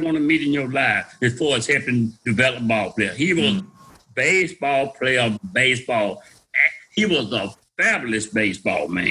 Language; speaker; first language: English; native; English